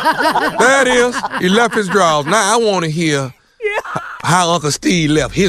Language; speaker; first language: English; native; English